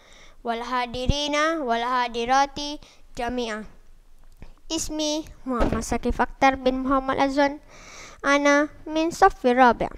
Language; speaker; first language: Arabic; non-native, learner; Malay